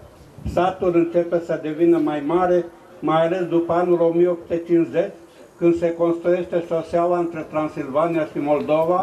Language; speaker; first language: Romanian; native; Romanian